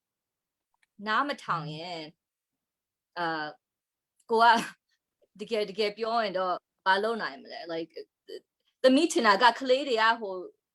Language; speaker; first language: Burmese; non-native, local second language; Hakha Chin